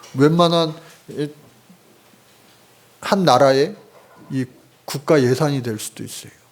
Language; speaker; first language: Korean; native; Korean